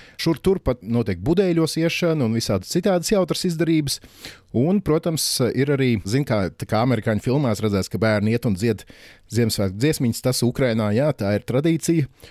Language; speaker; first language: Latvian; native; Latvian